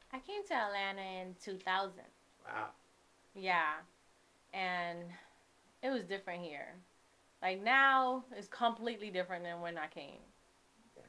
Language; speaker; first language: English; native; English